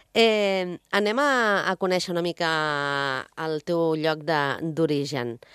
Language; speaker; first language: Catalan; native; Catalan